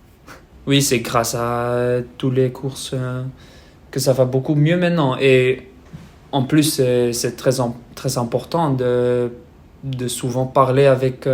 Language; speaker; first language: French; non-native, learner; Dutch